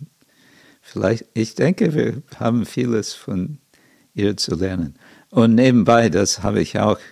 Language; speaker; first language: German; non-native, fluent; English